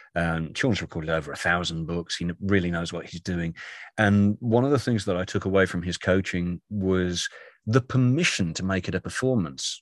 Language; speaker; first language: English; native; English